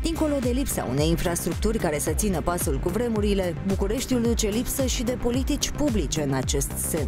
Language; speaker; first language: Romanian; native; Romanian